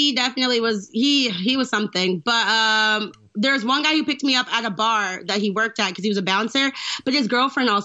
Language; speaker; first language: English; native; English